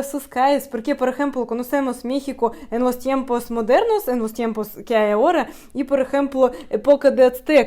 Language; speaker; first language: Spanish; non-native, fluent; Russian